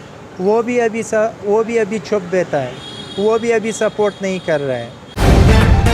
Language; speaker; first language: Hindi; non-native, learner; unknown